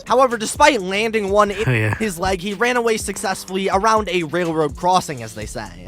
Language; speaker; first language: English; native; English